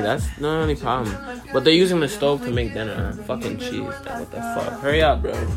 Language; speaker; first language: English; native; English